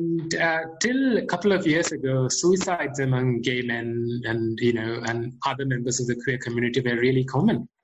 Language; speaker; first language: English; non-native, local second language; Malayalam